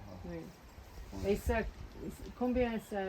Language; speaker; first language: French; non-native, learner; English